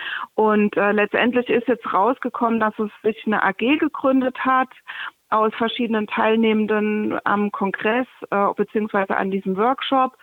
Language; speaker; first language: German; native; German